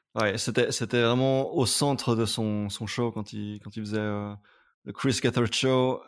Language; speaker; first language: French; native; French